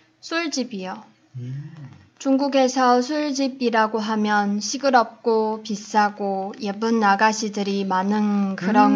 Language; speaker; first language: Korean; non-native, fluent; Chinese